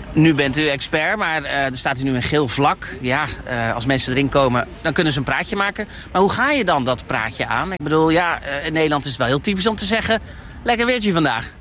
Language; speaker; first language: Dutch; native; Dutch